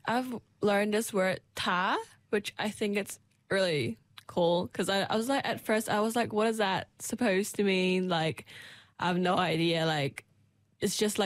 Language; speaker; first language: English; non-native, local second language; Cantonese